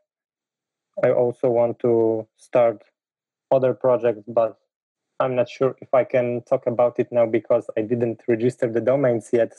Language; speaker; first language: English; non-native, fluent; Polish